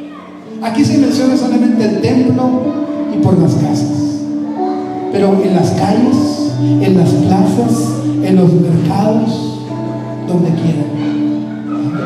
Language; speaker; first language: Spanish; native; Spanish